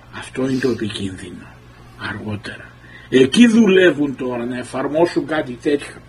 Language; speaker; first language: Greek; early bilingual, heritage; Greek